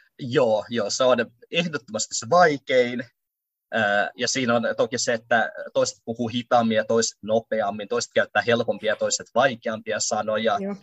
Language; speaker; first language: Finnish; early bilingual, other home language; Russian